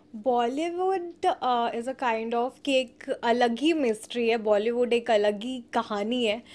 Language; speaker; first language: Hindi; native; Hindi